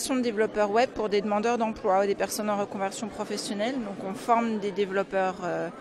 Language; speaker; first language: French; native; French